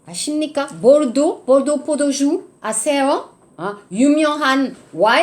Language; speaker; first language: Korean; non-native, learner; French